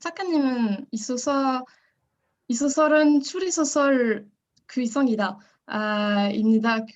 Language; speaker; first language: Korean; non-native, learner; French